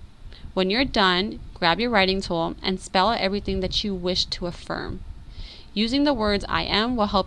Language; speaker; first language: English; native; English